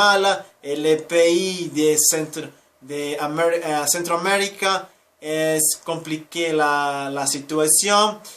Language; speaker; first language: French; non-native, learner; Spanish